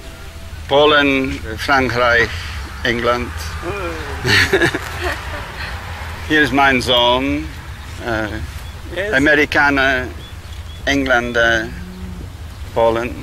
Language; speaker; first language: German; non-native, learner; English